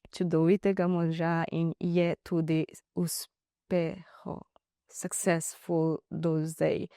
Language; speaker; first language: Slovenian; non-native, learner; Divehi